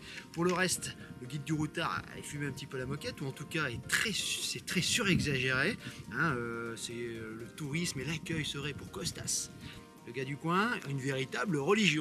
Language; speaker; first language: French; native; French